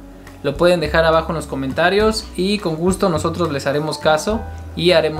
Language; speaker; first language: Spanish; native; Spanish